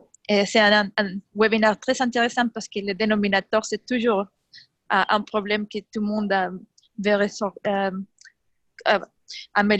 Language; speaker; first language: French; non-native, fluent; Spanish